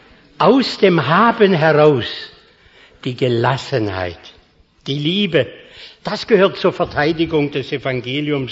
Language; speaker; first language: German; native; German